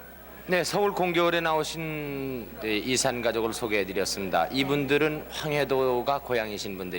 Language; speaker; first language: Korean; native; Korean